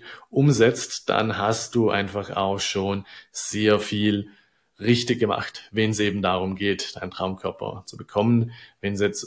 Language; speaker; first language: German; native; German